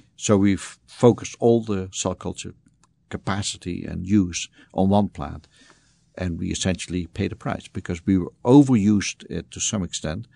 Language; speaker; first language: English; non-native, fluent; Dutch